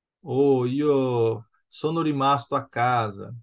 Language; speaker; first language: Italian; non-native, fluent; Portuguese